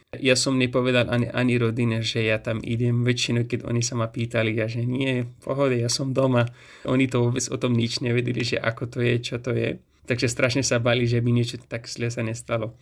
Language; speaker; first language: Slovak; non-native, fluent; Pashto